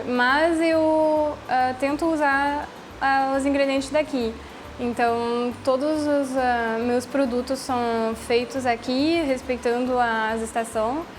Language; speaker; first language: Portuguese; non-native, fluent; French